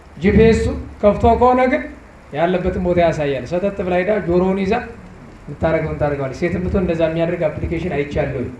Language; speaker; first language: Amharic; native; Amharic